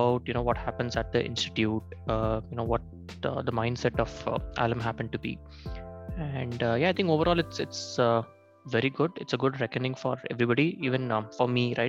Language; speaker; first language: English; non-native, local second language; Tamil